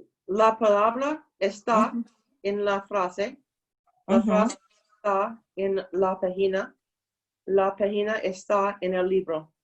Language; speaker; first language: Spanish; non-native, learner; English